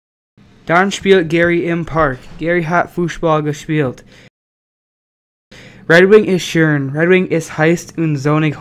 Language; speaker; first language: German; non-native, learner; English